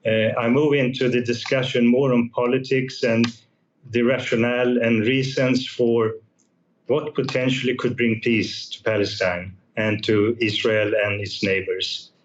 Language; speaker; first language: English; non-native, fluent; Swedish